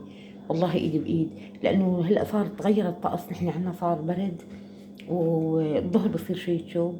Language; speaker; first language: Arabic; native; Arabic